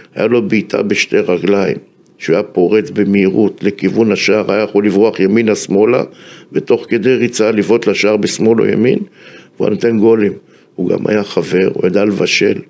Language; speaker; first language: Hebrew; native; Hebrew